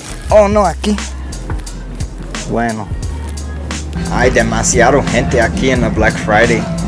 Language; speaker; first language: Spanish; non-native, learner; English